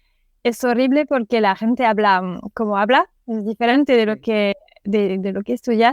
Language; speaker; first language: Spanish; non-native, fluent; French